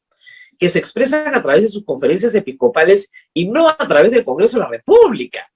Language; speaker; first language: Spanish; native; Spanish